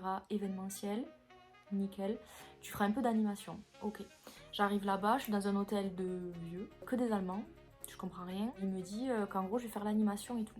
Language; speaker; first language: French; native; French